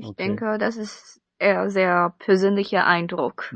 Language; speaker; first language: German; non-native, fluent; Chinese